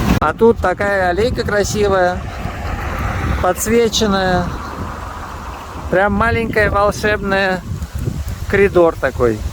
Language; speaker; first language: Russian; native; Russian